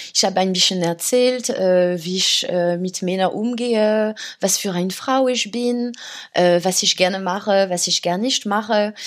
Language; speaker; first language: German; non-native, fluent; French